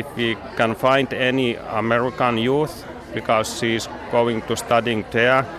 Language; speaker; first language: English; non-native, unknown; Finnish